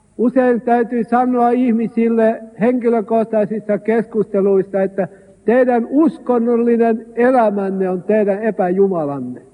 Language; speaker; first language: Finnish; non-native, local second language; Swedish